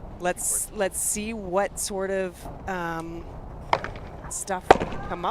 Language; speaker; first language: English; native; English